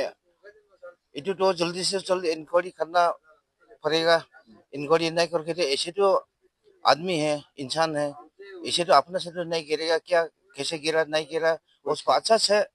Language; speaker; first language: Hindi; non-native, local second language; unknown